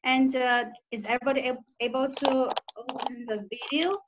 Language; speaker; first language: English; non-native, learner; Chinese